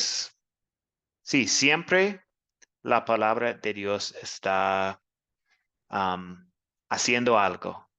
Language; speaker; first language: Spanish; non-native, fluent; English